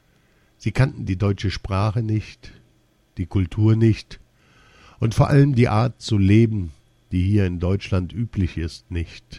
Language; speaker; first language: German; early bilingual, other home language; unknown